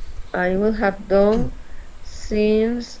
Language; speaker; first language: English; non-native, learner; Spanish